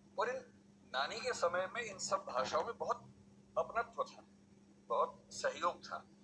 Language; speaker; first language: Hindi; native; Hindi